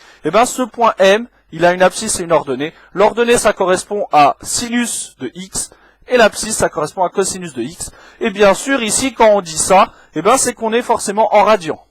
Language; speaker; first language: French; native; French